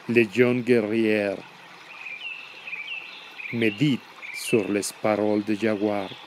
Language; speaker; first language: French; non-native, learner; Spanish